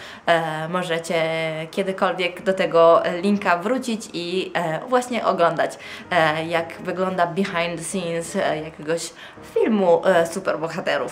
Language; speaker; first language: Polish; non-native, fluent; Italian